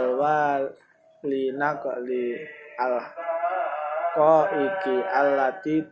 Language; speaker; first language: Arabic; non-native, learner; Indonesian